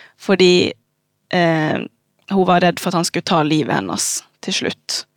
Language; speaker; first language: Norwegian; early bilingual, other home language; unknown